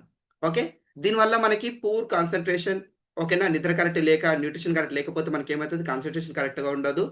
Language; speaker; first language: Telugu; native; Telugu